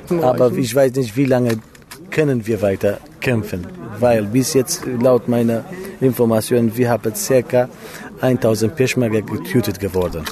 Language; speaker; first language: German; non-native, learner; Kurdish